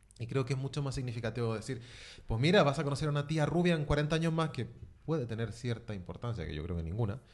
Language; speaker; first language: Spanish; native; Spanish